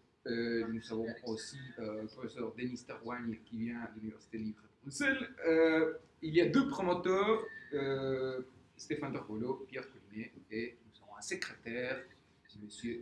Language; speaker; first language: French; native; French